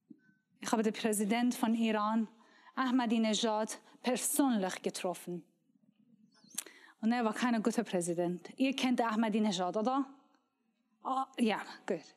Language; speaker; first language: German; non-native, learner; Persian